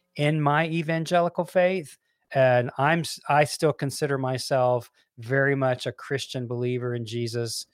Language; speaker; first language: English; native; English